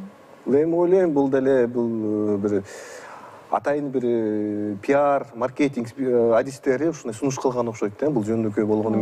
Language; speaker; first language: Kyrgyz; native; Kyrgyz